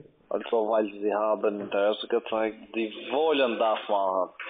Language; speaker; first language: German; non-native, learner; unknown